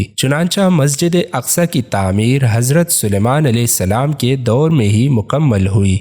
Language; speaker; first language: Urdu; native; Urdu